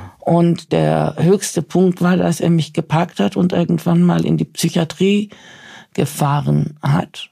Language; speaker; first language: German; early bilingual, other home language; Turkish